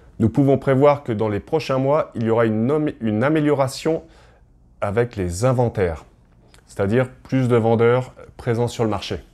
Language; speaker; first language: French; native; French